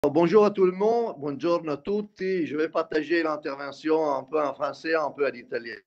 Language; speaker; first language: French; non-native, fluent; Italian